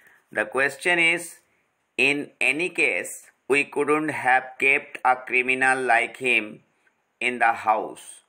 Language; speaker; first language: English; non-native, local second language; Bangla